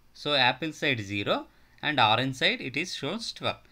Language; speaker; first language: English; non-native, local second language; Telugu